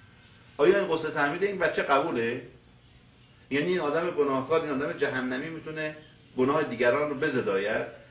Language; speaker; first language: Persian; native; Persian